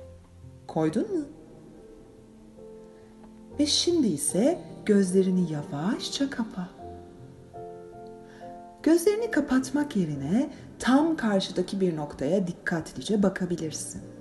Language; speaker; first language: Turkish; native; Turkish